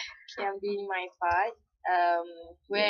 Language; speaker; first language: English; non-native, local second language; Malay